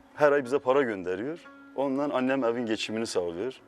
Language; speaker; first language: Turkish; native; Turkish